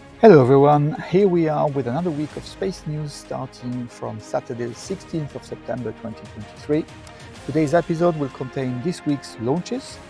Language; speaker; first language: English; non-native, fluent; French